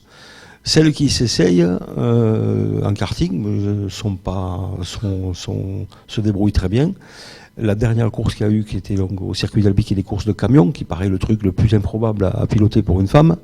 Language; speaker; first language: French; native; French